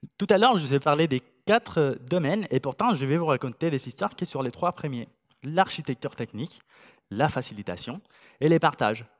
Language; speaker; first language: French; non-native, fluent; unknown